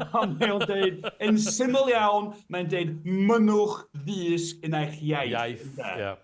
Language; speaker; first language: Welsh; native; Welsh